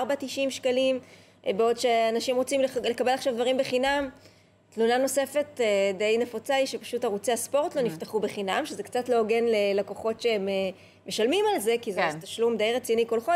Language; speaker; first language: Hebrew; native; Hebrew